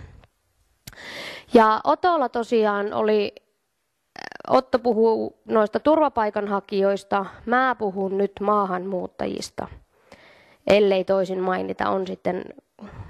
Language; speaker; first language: Finnish; native; Finnish